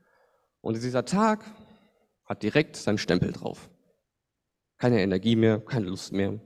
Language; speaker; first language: German; native; German